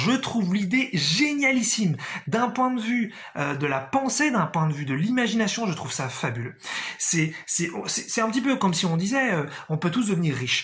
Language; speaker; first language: French; native; French